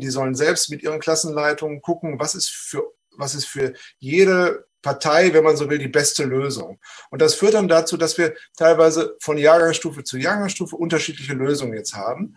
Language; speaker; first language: German; native; German